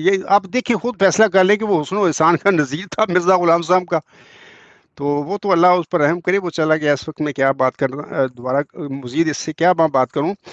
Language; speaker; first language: Urdu; non-native, local second language; Punjabi